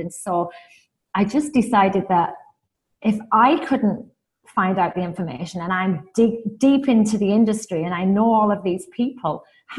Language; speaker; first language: English; native; English